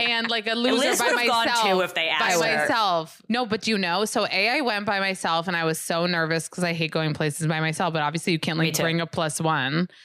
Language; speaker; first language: English; early bilingual, other home language; Hebrew